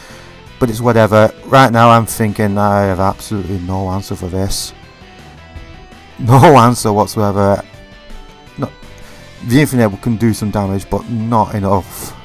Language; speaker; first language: English; native; English